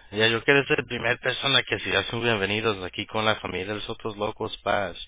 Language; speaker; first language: Spanish; early bilingual, heritage; Spanish